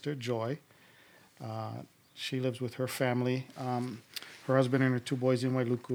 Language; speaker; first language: English; native; English